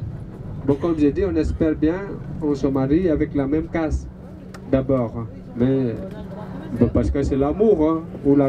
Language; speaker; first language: French; non-native, learner; Balinese